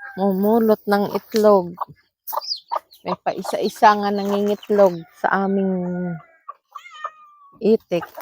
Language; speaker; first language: Filipino; native; Filipino